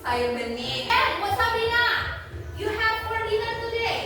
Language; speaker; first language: English; non-native, learner; Indonesian